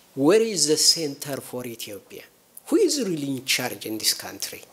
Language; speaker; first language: English; non-native, local second language; Amharic